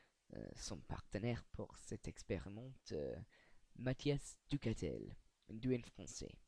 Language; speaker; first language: French; non-native, learner; English